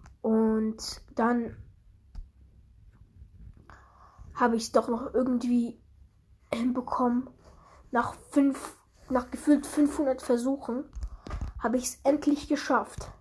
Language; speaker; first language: German; early bilingual, other home language; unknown